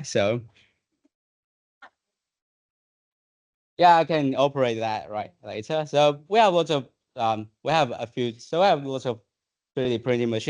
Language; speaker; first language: English; non-native, fluent; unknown